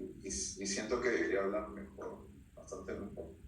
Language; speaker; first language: Spanish; early bilingual, heritage; Spanish